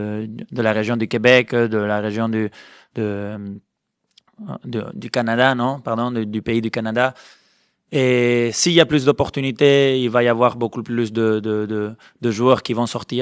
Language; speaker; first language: French; non-native, fluent; Spanish